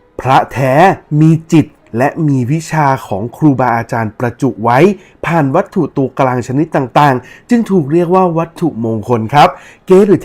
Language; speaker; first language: Thai; native; Thai